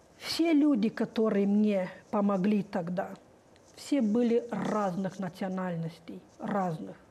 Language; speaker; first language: Russian; non-native, local second language; Romanian